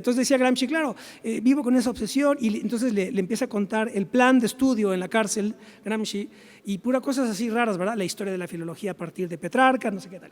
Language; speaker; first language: Spanish; native; Spanish